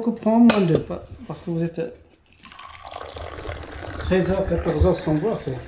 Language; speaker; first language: French; non-native, learner; Arabic